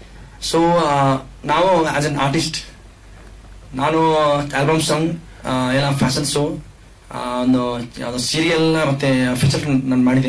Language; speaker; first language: Kannada; non-native, learner; Hindi